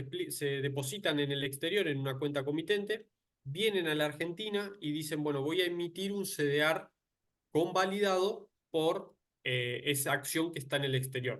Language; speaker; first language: Spanish; native; Spanish